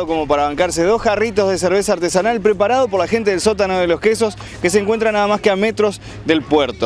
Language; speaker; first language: Spanish; native; Spanish